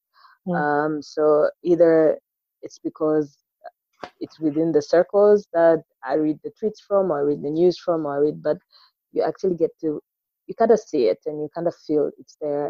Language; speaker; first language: English; non-native, local second language; Swahili